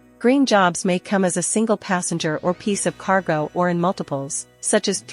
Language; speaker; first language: English; native; English